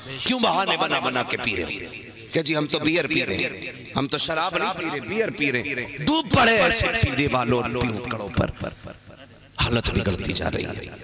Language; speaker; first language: Hindi; native; Hindi